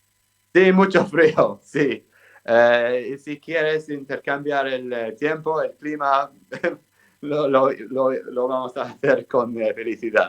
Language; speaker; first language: Spanish; non-native, fluent; English